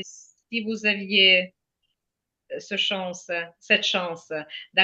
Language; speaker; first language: French; non-native, fluent; Ukrainian